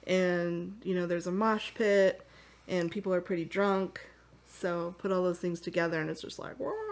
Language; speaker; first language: English; native; English